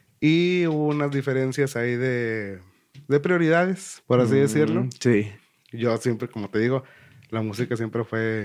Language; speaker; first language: Spanish; native; Spanish